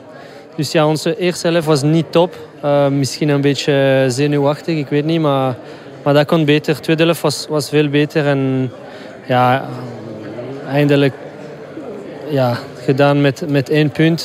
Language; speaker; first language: Dutch; non-native, local second language; French